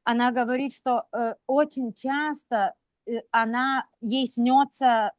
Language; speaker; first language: Russian; non-native, local second language; Lithuanian